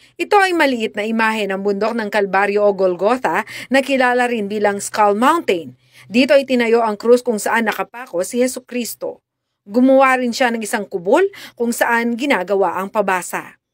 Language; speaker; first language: Filipino; native; Filipino